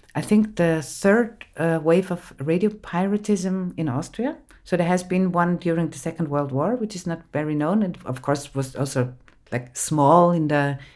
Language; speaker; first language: English; non-native, fluent; German